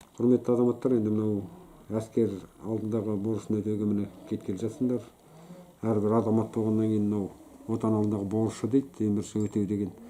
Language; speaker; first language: Kazakh; native; Kazakh